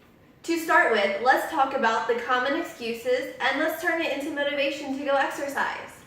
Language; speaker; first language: English; native; English